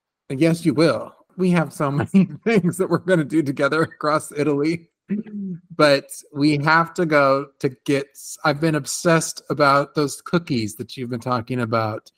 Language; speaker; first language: English; native; English